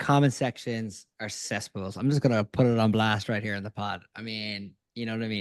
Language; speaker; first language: English; native; English